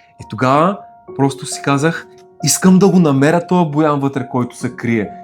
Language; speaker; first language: Bulgarian; native; Bulgarian